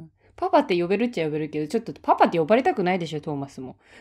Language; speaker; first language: Japanese; native; Japanese